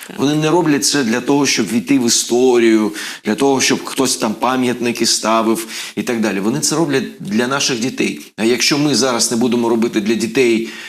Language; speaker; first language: Ukrainian; native; Ukrainian